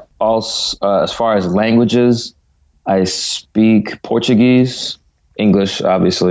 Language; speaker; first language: English; native; English